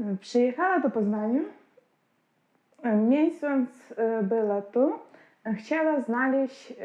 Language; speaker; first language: Polish; non-native, learner; Ukrainian